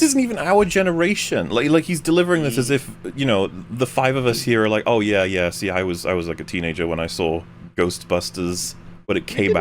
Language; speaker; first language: English; native; English